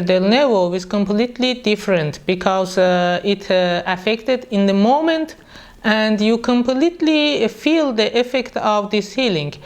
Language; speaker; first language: English; non-native, learner; Persian